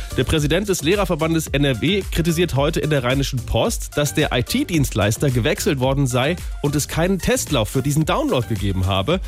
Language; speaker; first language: German; native; German